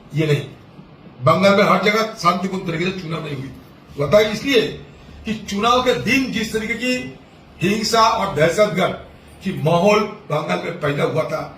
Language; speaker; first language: Hindi; non-native, local second language; Bangla